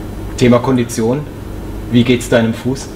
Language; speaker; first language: German; native; German